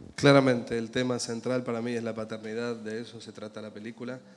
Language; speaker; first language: Spanish; native; Spanish